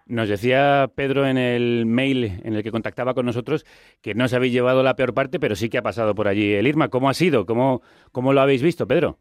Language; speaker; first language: Spanish; native; Spanish